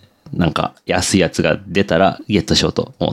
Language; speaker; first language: Japanese; native; Japanese